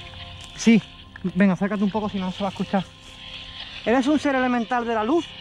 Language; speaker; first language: Spanish; native; Spanish